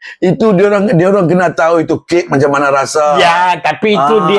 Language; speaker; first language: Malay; non-native, local second language; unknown